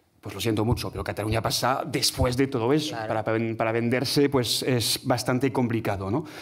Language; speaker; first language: Spanish; non-native, fluent; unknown